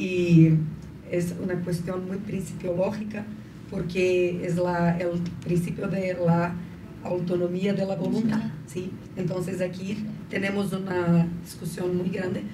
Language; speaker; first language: Spanish; non-native, fluent; Portuguese